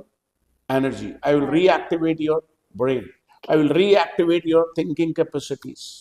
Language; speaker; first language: English; non-native, local second language; Hindi